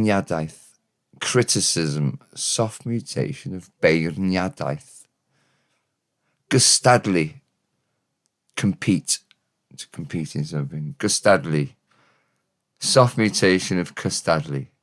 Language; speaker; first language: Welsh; non-native, learner; English